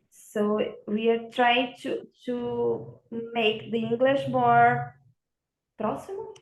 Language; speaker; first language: English; non-native, learner; Portuguese